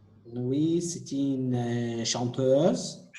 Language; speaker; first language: French; non-native, fluent; Arabic